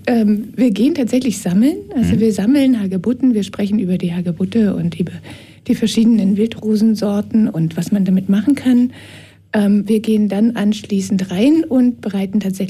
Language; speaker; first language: German; native; German